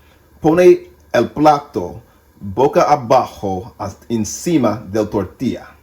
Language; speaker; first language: Spanish; non-native, learner; English